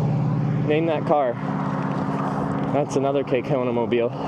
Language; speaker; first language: English; native; English